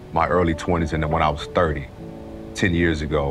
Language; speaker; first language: English; native; English